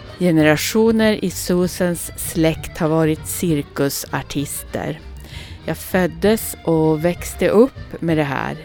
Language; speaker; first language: Swedish; native; Swedish